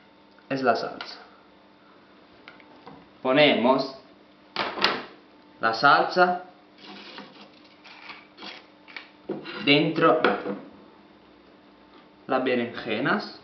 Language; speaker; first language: Spanish; non-native, learner; Italian